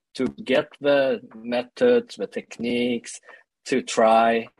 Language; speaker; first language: English; early bilingual, other home language; Swedish